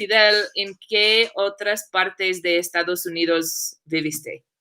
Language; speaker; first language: Spanish; non-native, learner; English